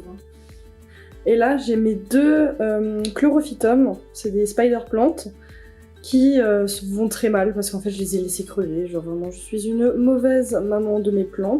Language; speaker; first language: French; native; French